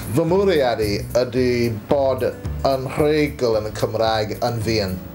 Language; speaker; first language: Welsh; non-native, learner; English